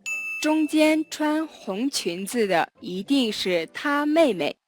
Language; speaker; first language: Chinese; non-native, learner; Mongolian